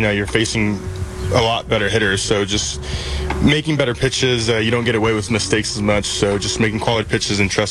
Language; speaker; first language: English; native; English